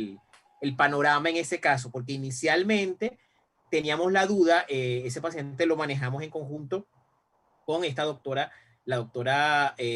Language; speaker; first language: Spanish; native; Spanish